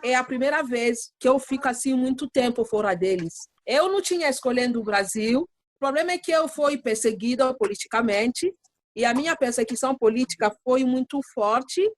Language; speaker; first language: Portuguese; non-native, learner; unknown